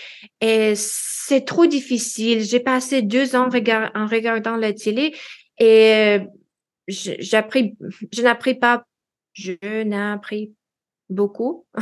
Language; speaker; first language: French; non-native, learner; Russian